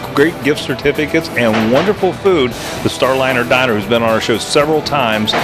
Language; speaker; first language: English; native; English